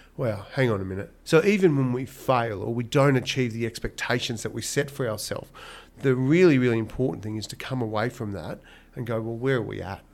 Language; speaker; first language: English; native; English